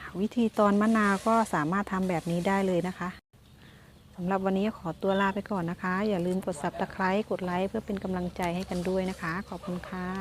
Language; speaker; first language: Thai; native; Thai